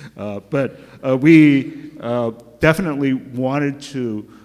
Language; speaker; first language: English; native; English